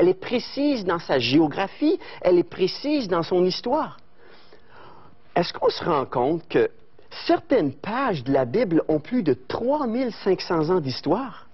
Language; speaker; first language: French; native; French